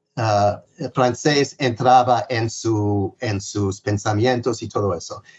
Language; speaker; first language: Spanish; non-native, fluent; English